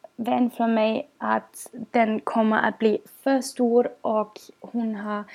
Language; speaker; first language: Swedish; non-native, fluent; German